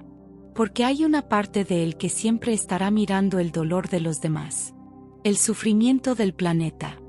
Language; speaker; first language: Spanish; native; Spanish